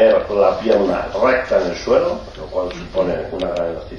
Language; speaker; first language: Spanish; native; Spanish